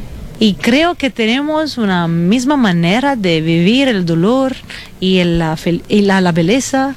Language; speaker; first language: Spanish; non-native, fluent; Italian